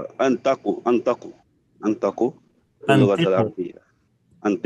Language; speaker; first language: Arabic; non-native, learner; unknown